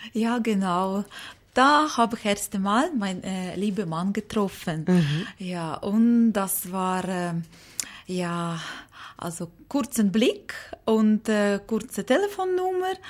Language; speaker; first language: German; non-native, learner; Ukrainian